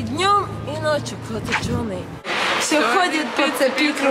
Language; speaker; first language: Russian; non-native, learner; Latvian